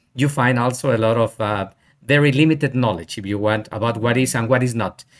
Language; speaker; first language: English; non-native, fluent; Spanish